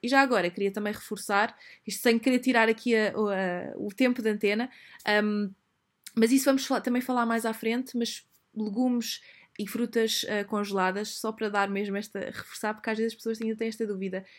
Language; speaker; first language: Portuguese; native; Portuguese